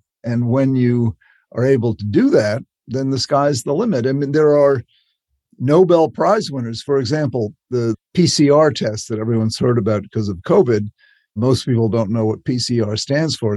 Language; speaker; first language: English; native; English